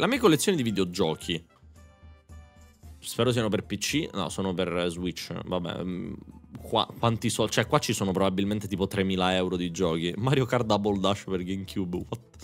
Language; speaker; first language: Italian; native; Italian